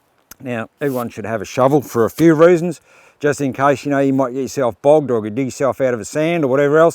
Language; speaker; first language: English; native; English